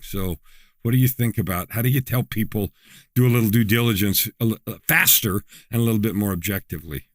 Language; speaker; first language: English; native; English